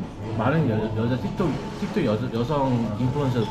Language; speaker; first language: Korean; native; Korean